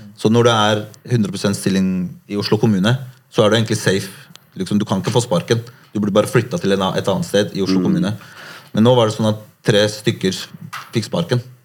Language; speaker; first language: Norwegian; early bilingual, other home language; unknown